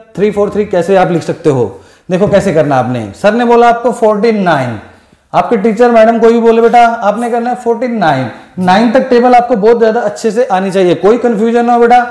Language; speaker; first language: Hindi; non-native, local second language; Punjabi